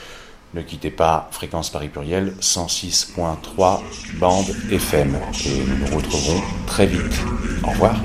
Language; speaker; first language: French; native; French